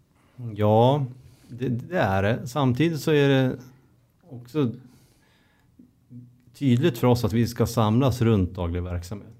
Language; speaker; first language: Swedish; native; Swedish